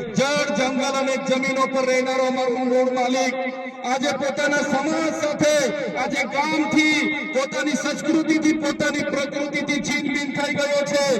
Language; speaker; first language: Gujarati; non-native, local second language; Vasavi